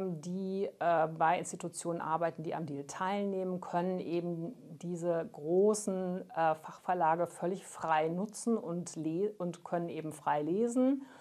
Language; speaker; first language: German; native; German